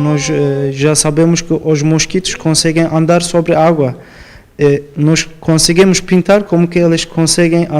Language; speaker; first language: Portuguese; non-native, fluent; Turkish